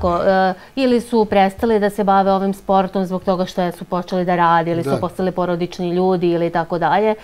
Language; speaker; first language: Serbian; native; Serbian